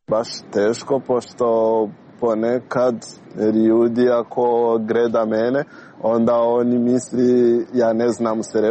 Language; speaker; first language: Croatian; non-native, learner; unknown